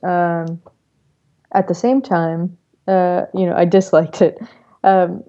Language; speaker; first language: English; native; English